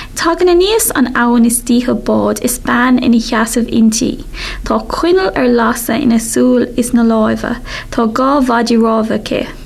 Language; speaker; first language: Irish; non-native, local second language; English